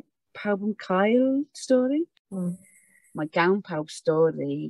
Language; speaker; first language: Welsh; non-native, learner; English